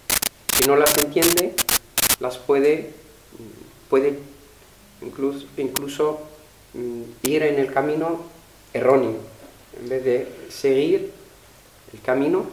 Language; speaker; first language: Spanish; non-native, fluent; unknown